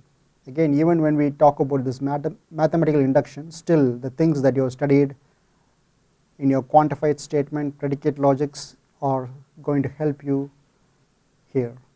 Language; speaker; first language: English; non-native, fluent; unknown